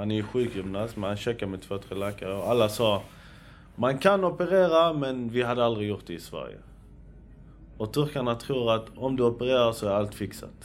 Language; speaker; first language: Swedish; early bilingual, other home language; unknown